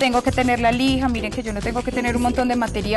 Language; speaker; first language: Spanish; native; Spanish